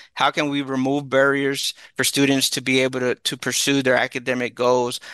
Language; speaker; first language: English; early bilingual, other home language; Spanish